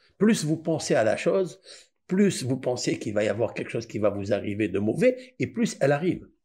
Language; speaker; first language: French; native; French